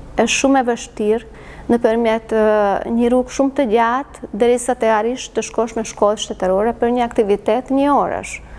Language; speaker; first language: Albanian; non-native, fluent; Hungarian